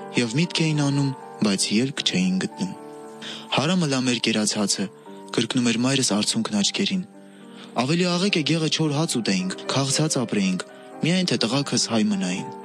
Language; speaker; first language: Armenian; native; Armenian